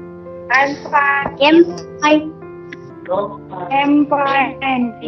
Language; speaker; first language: English; non-native, learner; Indonesian